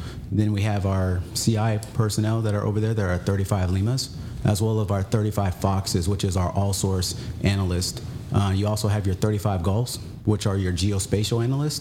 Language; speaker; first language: English; native; English